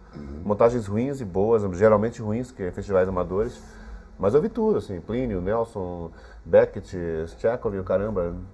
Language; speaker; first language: Portuguese; native; Portuguese